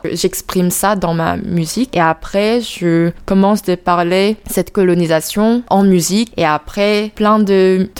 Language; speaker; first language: French; non-native, fluent; Korean